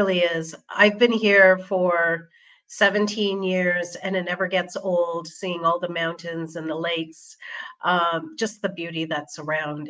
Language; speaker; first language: English; native; English